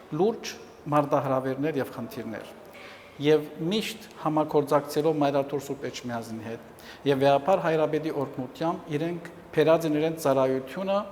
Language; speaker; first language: Armenian; early bilingual, heritage; Armenian